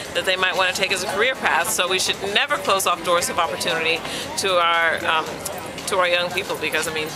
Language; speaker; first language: English; native; English